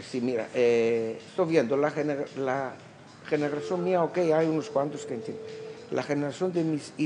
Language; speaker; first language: Spanish; early bilingual, heritage; Greek